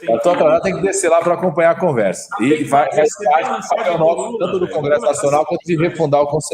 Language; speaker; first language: Portuguese; native; Portuguese